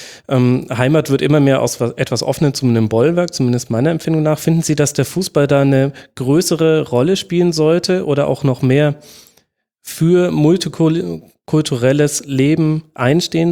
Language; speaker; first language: German; native; German